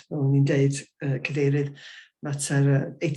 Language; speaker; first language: Welsh; native; Welsh